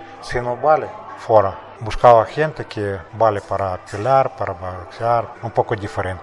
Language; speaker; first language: Spanish; non-native, learner; Russian